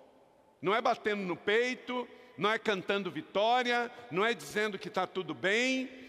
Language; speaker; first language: Portuguese; native; Portuguese